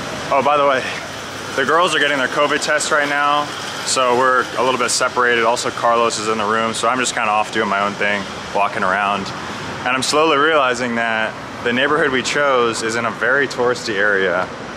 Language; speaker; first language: English; native; English